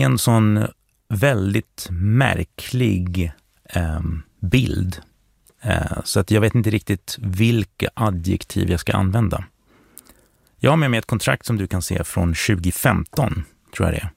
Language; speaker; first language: Swedish; native; Swedish